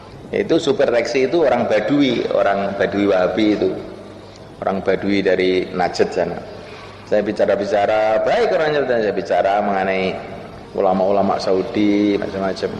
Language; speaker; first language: Indonesian; native; Indonesian